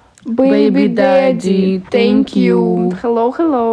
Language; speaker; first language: English; non-native, learner; Russian